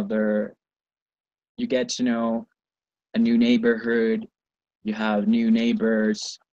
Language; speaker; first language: English; non-native, learner; Spanish